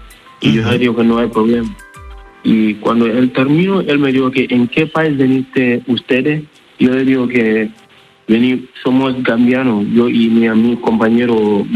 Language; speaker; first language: Spanish; non-native, learner; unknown